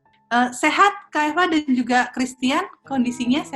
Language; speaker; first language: Indonesian; native; Indonesian